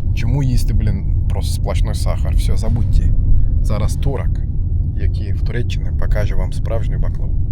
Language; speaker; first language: Ukrainian; non-native, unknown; Turkish